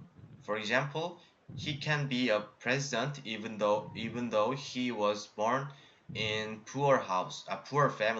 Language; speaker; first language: English; non-native, learner; Korean